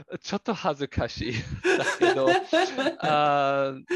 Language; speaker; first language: Japanese; non-native, learner; English